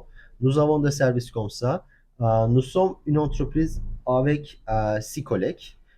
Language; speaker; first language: French; non-native, learner; Turkish